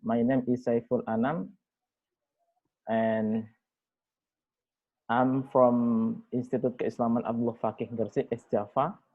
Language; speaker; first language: English; non-native, learner; Indonesian